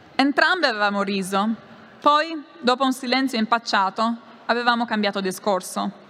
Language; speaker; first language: Italian; non-native, fluent; Albanian